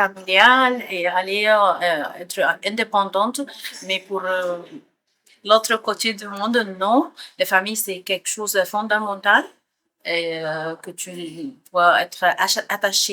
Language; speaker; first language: French; non-native, fluent; Arabic